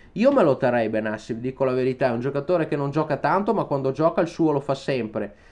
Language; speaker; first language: Italian; native; Italian